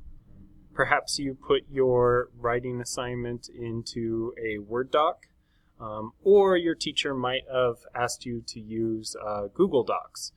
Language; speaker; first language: English; native; English